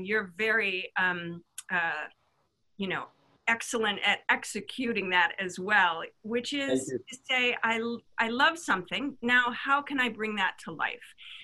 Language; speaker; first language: English; native; English